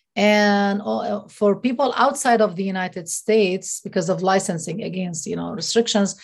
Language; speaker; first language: English; non-native, fluent; Arabic